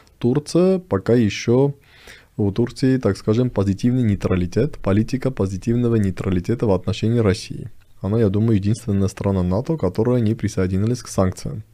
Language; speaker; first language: Russian; non-native, local second language; Armenian